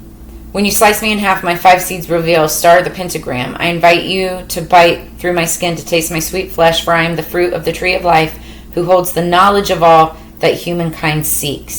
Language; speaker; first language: English; native; English